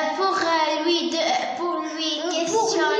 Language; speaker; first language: French; non-native, learner; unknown